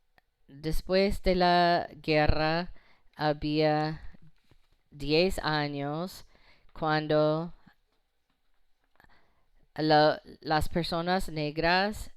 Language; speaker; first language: Spanish; non-native, fluent; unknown